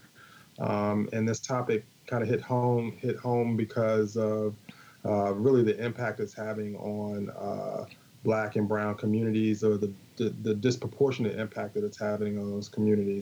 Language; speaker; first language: English; native; English